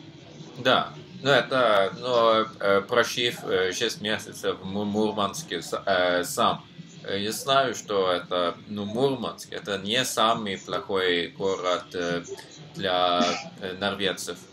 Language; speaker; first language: Russian; non-native, learner; Norwegian